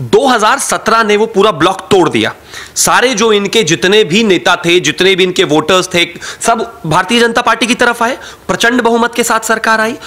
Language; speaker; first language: Hindi; native; Hindi